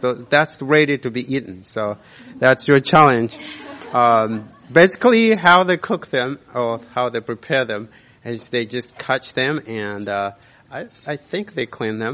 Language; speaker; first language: English; non-native, local second language; Nyanja